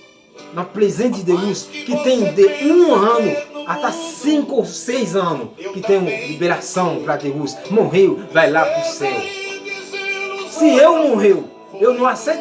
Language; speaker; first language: Portuguese; non-native, learner; Haitian Creole